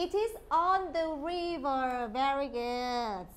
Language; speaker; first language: English; non-native, fluent; Vietnamese